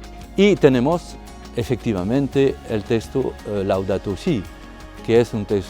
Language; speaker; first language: Spanish; non-native, fluent; French